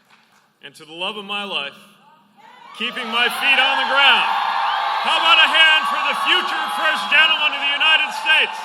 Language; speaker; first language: English; native; English